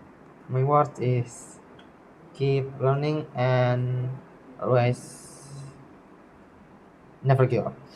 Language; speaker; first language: English; non-native, learner; Indonesian